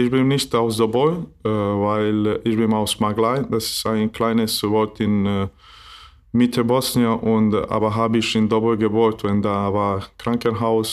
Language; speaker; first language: German; non-native, learner; Bosnian